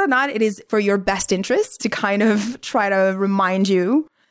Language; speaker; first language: English; non-native, fluent; Arabic